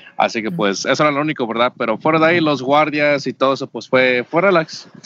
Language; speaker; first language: Spanish; native; Spanish